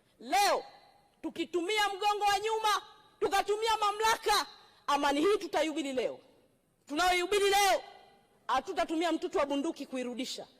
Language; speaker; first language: Swahili; native; Swahili